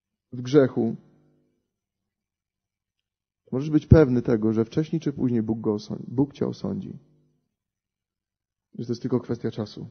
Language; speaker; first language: Polish; native; Polish